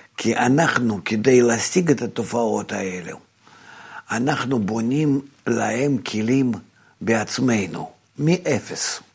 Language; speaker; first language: Hebrew; non-native, fluent; Russian